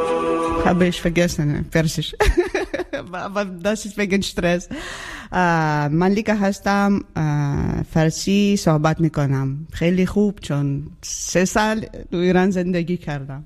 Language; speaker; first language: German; non-native, learner; Persian